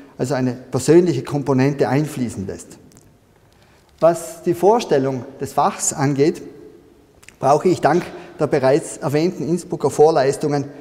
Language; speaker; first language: German; native; German